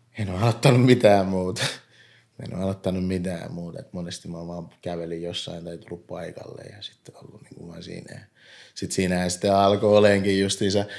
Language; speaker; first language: Finnish; early bilingual, other home language; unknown